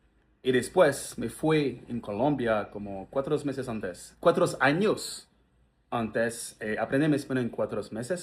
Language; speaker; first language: Spanish; non-native, learner; French